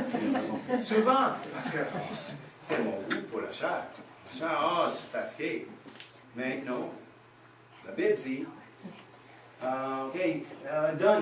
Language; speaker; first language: French; non-native, fluent; English